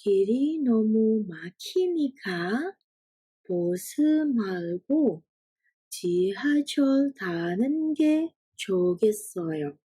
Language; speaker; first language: Korean; non-native, fluent; Indonesian